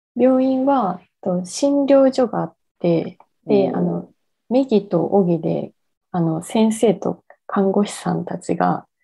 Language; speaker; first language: Japanese; native; Japanese